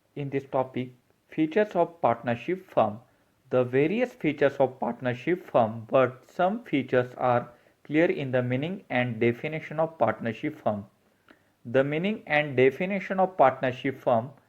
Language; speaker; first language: English; non-native, local second language; Marathi